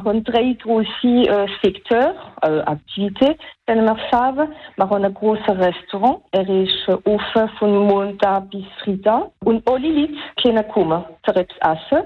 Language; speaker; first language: German; non-native, local second language; French